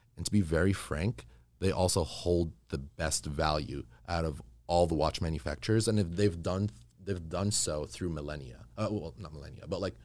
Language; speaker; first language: English; early bilingual, other home language; Arabic